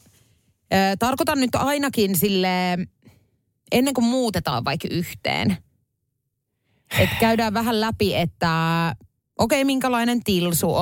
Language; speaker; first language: Finnish; native; Finnish